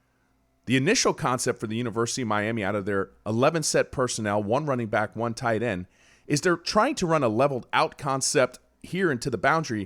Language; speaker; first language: English; native; English